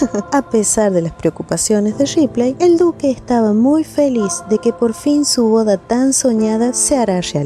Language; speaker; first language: Spanish; native; Spanish